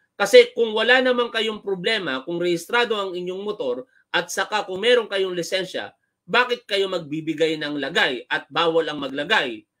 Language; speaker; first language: Filipino; native; Filipino